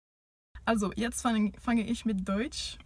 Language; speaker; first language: German; non-native, fluent; French